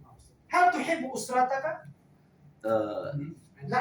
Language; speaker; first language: Arabic; non-native, fluent; Indonesian